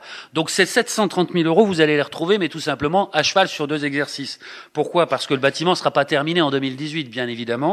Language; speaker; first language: French; native; French